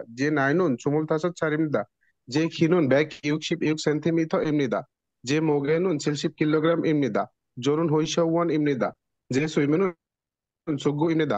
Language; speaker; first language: Korean; non-native, learner; Bangla